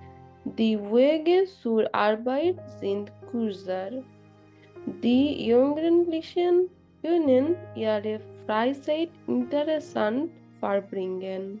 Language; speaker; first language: German; non-native, learner; Bangla